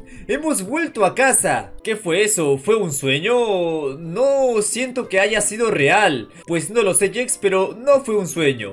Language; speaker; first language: Spanish; native; Spanish